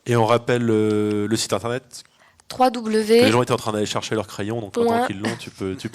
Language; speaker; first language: French; native; French